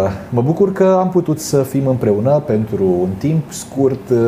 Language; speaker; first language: Romanian; native; Romanian